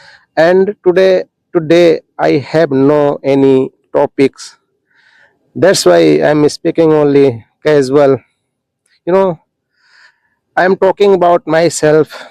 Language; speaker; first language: English; non-native, local second language; Hindi